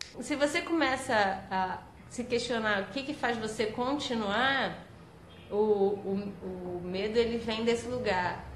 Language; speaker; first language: Portuguese; native; Portuguese